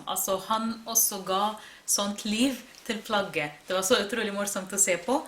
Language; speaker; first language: Norwegian; non-native, fluent; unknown